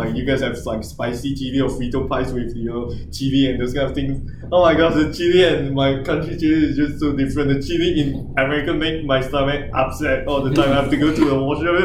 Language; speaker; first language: English; non-native, local second language; Chinese